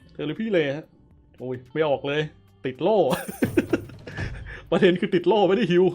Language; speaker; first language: Thai; native; Thai